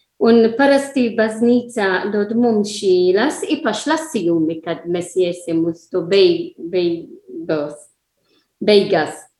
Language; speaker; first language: Latvian; non-native, learner; Italian